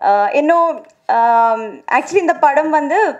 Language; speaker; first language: Tamil; non-native, learner; Telugu